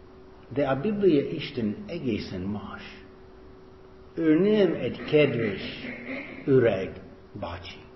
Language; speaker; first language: Hungarian; non-native, fluent; English